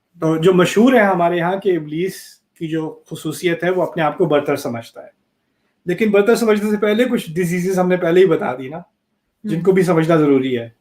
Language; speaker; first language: Urdu; early bilingual, heritage; Urdu